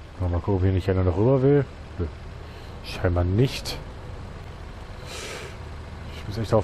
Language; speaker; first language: German; native; German